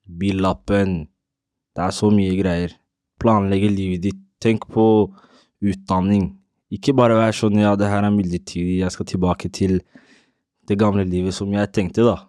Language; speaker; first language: Norwegian; early bilingual, other home language; Somali